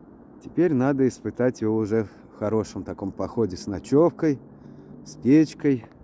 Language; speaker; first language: Russian; native; Russian